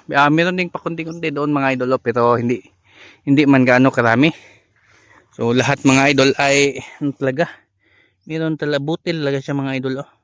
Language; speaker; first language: Filipino; non-native, local second language; Cebuano